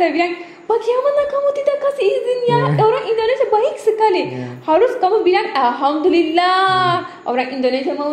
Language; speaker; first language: Indonesian; non-native, learner; Turkish